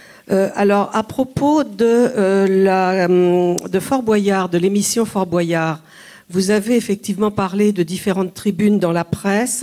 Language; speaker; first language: French; native; French